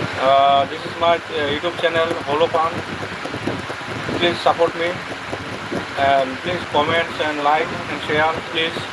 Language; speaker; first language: English; non-native, learner; Bangla